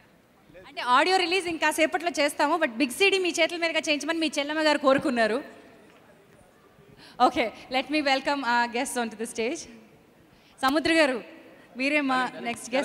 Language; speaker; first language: Telugu; native; Telugu